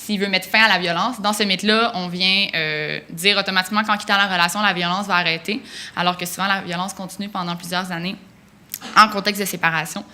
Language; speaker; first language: French; native; French